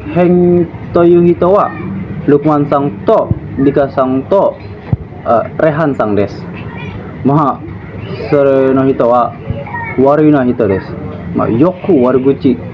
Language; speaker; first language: Japanese; non-native, learner; Indonesian